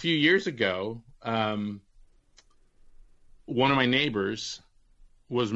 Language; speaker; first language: English; native; English